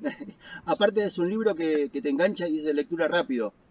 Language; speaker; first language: Spanish; native; Spanish